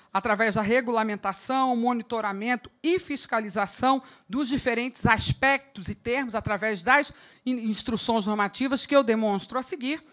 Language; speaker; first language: Portuguese; native; Portuguese